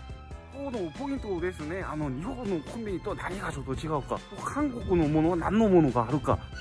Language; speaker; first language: Japanese; non-native, fluent; Korean